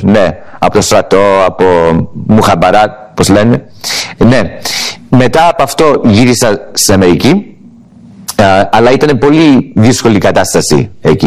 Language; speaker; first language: Greek; early bilingual, heritage; English